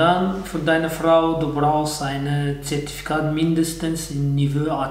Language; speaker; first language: German; non-native, learner; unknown